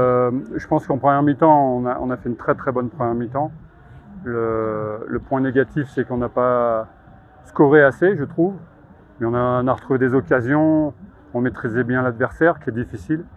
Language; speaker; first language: French; native; French